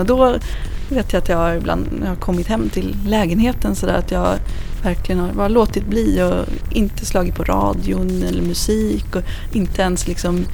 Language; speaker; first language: Swedish; native; Swedish